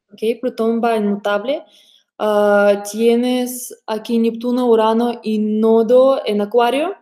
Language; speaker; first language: Spanish; non-native, fluent; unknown